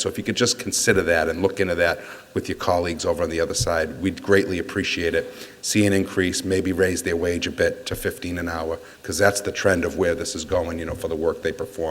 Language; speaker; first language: English; native; English